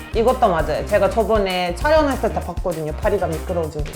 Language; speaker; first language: Korean; non-native, fluent; Turkish